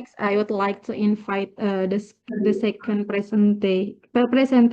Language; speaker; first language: English; non-native, learner; Indonesian